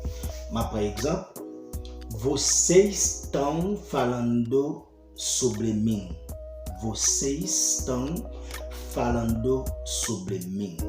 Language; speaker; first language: Portuguese; non-native, fluent; Haitian Creole